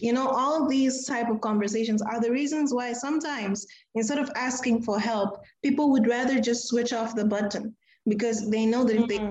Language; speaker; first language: English; non-native, fluent; Portuguese